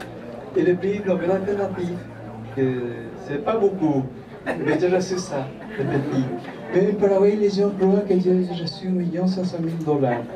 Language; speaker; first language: French; non-native, fluent; Spanish